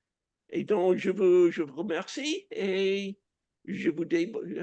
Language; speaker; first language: French; non-native, fluent; English